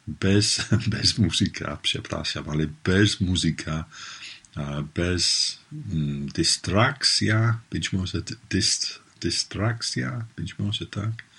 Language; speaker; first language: Polish; non-native, learner; English